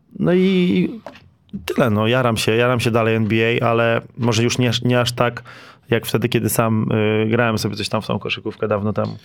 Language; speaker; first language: Polish; native; Polish